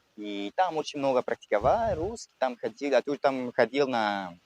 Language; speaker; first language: Russian; non-native, fluent; French